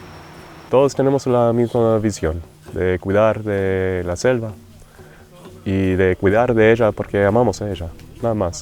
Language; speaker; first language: Spanish; non-native, fluent; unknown